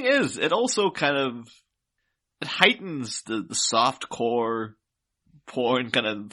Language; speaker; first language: English; native; English